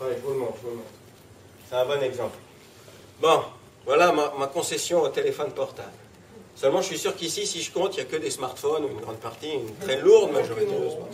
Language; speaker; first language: French; native; French